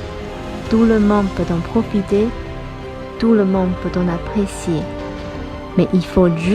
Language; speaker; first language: French; non-native, fluent; Chinese